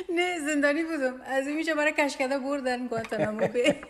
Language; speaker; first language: Persian; non-native, local second language; Pashto